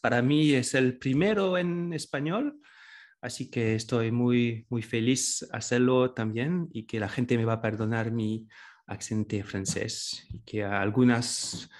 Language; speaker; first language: Spanish; non-native, fluent; French